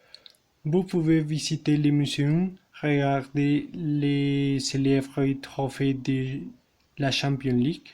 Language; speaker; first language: French; non-native, learner; Spanish